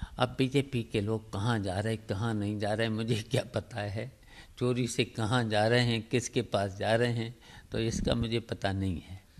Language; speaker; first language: Hindi; native; Hindi